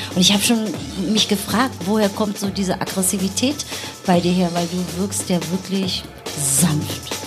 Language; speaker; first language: German; early bilingual, other home language; Persian